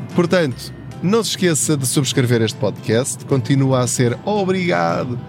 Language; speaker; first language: Portuguese; native; Portuguese